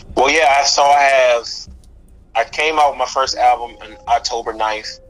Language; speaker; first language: English; native; English